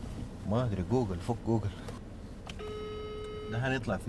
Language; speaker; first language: Arabic; native; Arabic